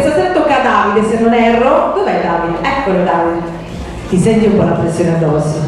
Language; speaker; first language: Italian; native; Italian